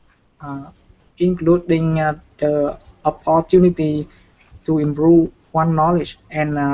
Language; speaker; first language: English; non-native, learner; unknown